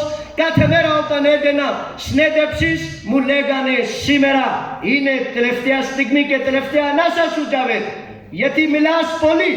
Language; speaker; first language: Greek; non-native, fluent; Urdu